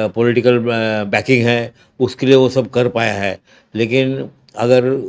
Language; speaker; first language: Hindi; non-native, local second language; Marathi